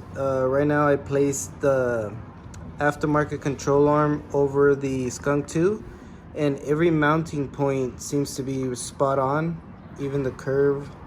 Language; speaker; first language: English; native; English